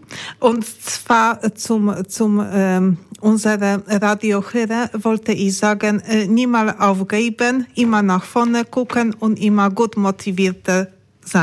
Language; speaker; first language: German; non-native, learner; Polish